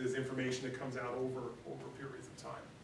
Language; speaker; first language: English; native; English